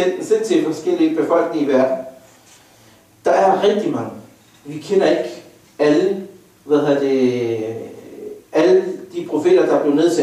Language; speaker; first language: Danish; non-native, fluent; Arabic